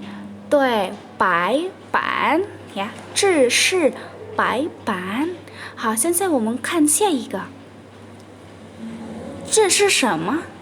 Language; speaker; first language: Chinese; non-native, fluent; Indonesian